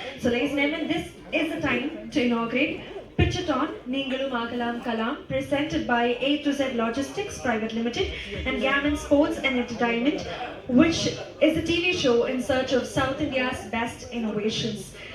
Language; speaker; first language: English; non-native, local second language; Tamil